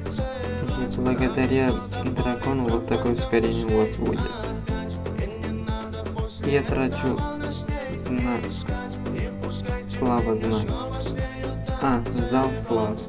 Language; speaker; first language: Russian; non-native, fluent; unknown